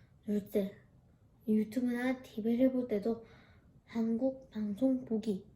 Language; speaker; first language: Korean; early bilingual, heritage; Korean